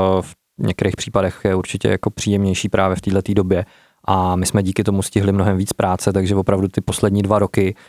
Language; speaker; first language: Czech; native; Czech